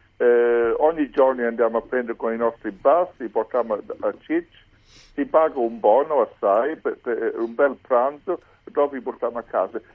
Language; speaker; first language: Italian; early bilingual, heritage; Italian